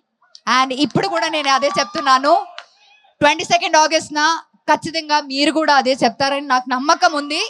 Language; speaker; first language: Telugu; non-native, fluent; Malayalam